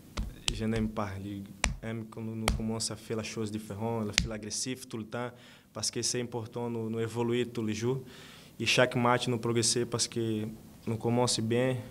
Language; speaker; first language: French; non-native, learner; Portuguese